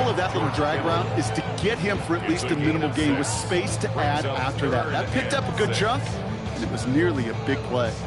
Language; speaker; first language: English; native; English